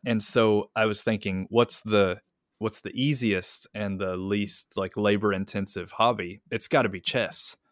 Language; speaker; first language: English; native; English